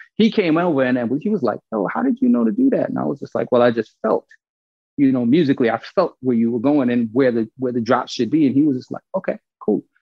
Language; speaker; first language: English; native; English